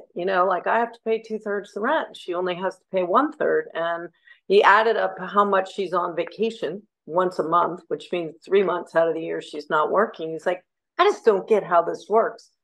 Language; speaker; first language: English; native; English